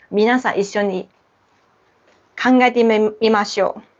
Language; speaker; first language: Japanese; non-native, local second language; Chinese